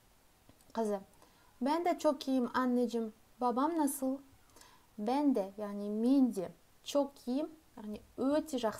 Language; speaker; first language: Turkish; non-native, fluent; Kazakh